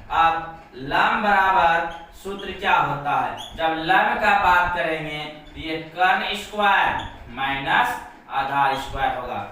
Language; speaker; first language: Hindi; native; Hindi